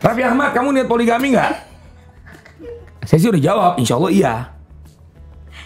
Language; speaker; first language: Indonesian; native; Indonesian